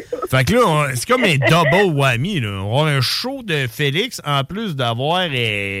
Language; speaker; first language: French; native; French